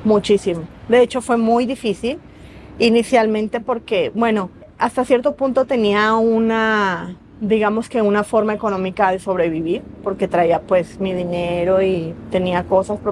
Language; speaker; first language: Spanish; native; Spanish